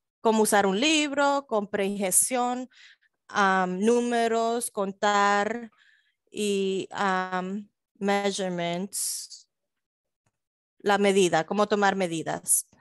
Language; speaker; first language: Spanish; early bilingual, heritage; Spanish